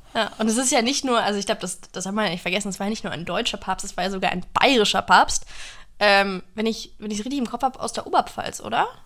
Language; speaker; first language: German; non-native, fluent; English